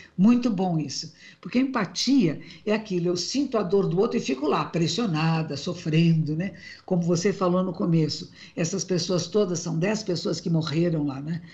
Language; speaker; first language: Portuguese; native; Portuguese